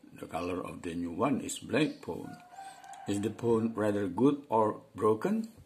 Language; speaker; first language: English; non-native, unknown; Indonesian